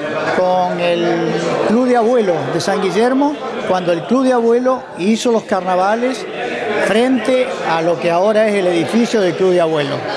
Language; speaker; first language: Spanish; native; Spanish